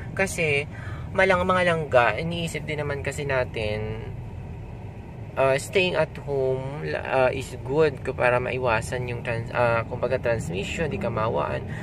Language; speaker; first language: Filipino; non-native, local second language; Hiligaynon